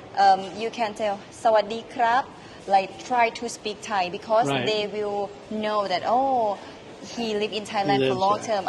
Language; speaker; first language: English; non-native, learner; Thai